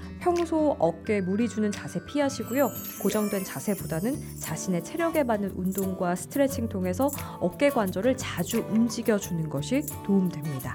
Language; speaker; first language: Korean; native; Korean